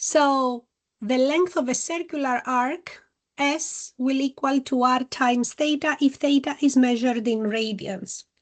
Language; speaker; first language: English; non-native, fluent; Greek